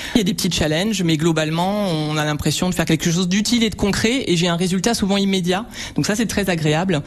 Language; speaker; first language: French; native; French